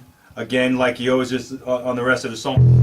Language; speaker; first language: English; native; English